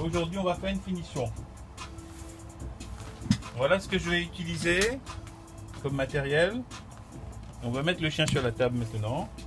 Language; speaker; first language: French; native; French